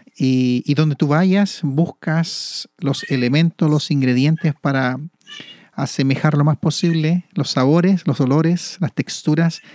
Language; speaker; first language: Spanish; native; Spanish